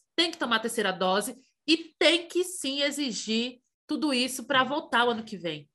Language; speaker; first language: Portuguese; native; Portuguese